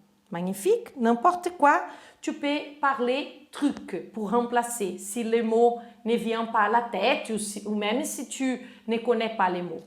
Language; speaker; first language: French; non-native, fluent; Portuguese